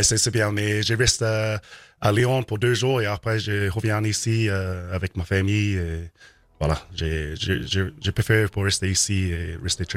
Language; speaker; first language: French; non-native, learner; English